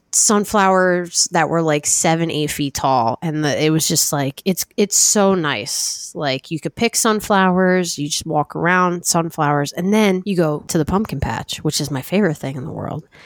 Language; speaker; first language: English; native; English